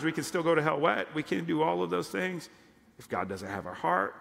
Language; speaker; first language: English; native; English